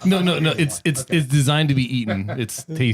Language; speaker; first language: English; native; English